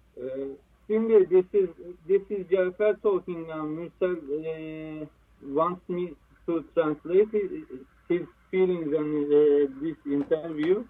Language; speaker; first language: English; non-native, learner; Turkish